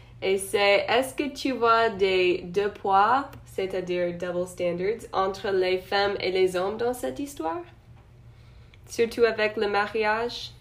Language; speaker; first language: French; non-native, learner; English